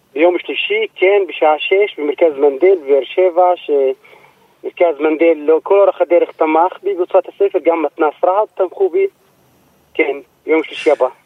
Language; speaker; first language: Hebrew; non-native, local second language; Arabic